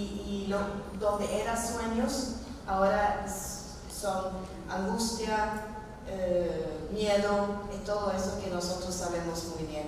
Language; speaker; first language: Spanish; non-native, fluent; Norwegian